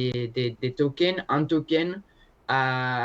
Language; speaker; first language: French; non-native, learner; Spanish